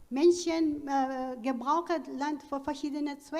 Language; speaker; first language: German; non-native, learner; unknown